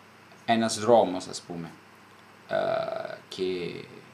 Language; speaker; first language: Greek; non-native, fluent; Italian